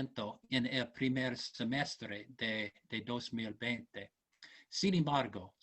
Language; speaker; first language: Spanish; non-native, learner; English